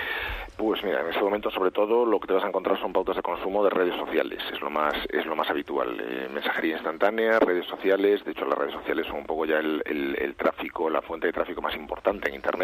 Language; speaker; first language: Spanish; native; Spanish